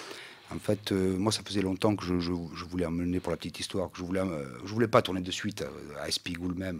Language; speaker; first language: French; native; French